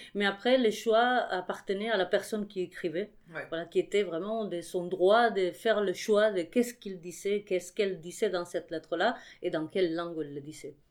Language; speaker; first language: French; non-native, fluent; Spanish